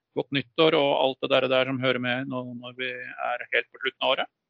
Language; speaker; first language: Norwegian; native; Norwegian